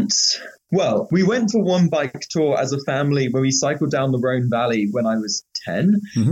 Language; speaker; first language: English; native; English